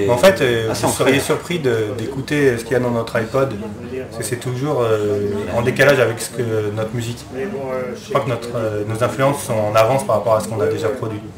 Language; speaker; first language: French; native; French